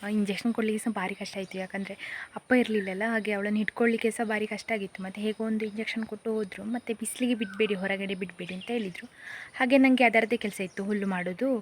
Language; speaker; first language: Kannada; non-native, local second language; Konkani